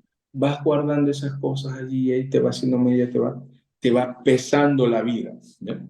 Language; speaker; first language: Spanish; native; Spanish